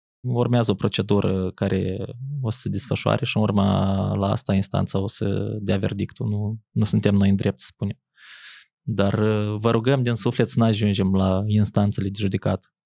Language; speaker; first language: Romanian; native; Romanian